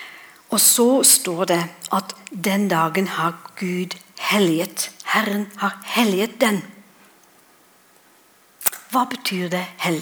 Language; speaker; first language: Norwegian; non-native, fluent; English